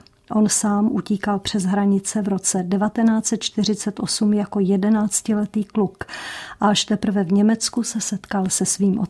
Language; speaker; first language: Czech; native; Czech